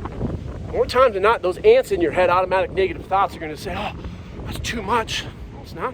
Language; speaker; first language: English; native; English